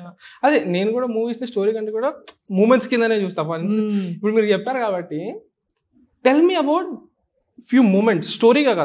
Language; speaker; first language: Telugu; native; Telugu